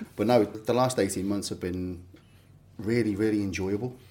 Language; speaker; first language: English; native; English